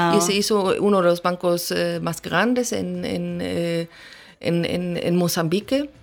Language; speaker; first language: Spanish; non-native, fluent; German